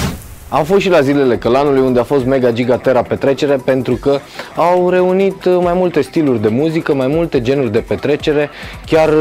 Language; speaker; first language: Romanian; native; Romanian